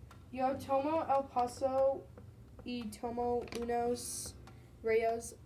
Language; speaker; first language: Spanish; non-native, learner; English